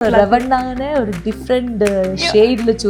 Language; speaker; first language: Telugu; non-native, learner; Malayalam